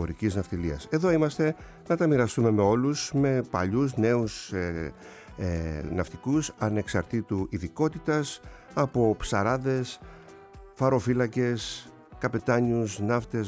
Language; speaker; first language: Greek; native; Greek